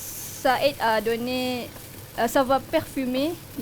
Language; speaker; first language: French; non-native, learner; Malay